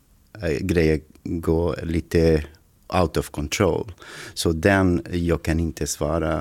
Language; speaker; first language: Swedish; non-native, learner; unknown